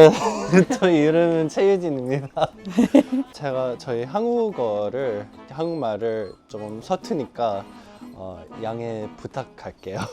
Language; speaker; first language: Korean; early bilingual, heritage; English